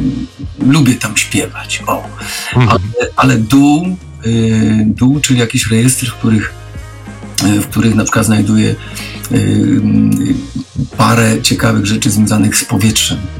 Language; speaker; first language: Polish; native; Polish